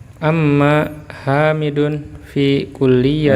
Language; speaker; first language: Arabic; non-native, learner; Indonesian